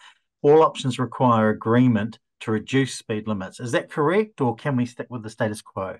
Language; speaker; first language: English; native; English